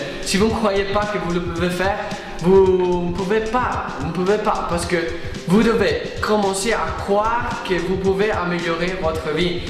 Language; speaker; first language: French; non-native, fluent; Italian